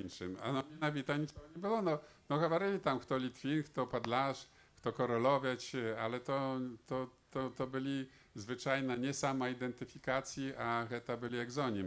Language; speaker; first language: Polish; non-native, local second language; Belarusian